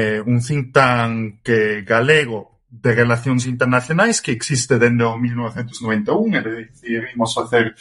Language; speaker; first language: Galician; non-native, fluent; German